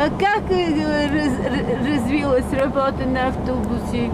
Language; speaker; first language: Russian; non-native, learner; Bulgarian